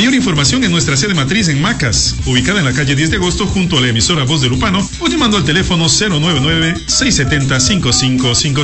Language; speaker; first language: Spanish; native; Spanish